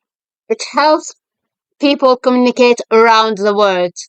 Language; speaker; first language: English; non-native, fluent; Arabic